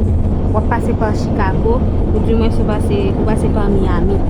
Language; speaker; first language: French; non-native, local second language; Haitian Creole